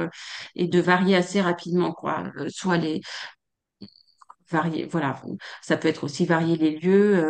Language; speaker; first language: French; native; French